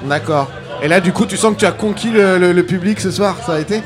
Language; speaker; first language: French; native; French